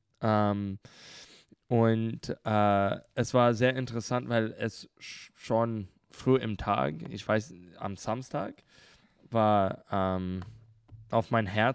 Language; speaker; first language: German; non-native, learner; English